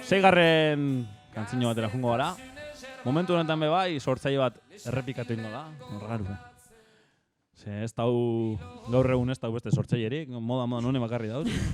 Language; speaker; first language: Basque; native; Basque